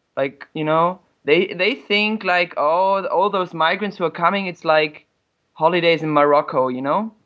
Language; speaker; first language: English; non-native, fluent; German